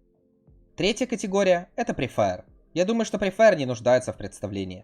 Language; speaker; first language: Russian; native; Russian